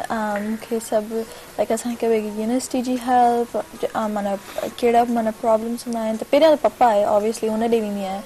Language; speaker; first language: Sindhi; early bilingual, heritage; Sindhi